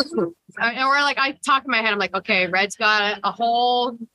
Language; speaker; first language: English; early bilingual, other home language; Spanish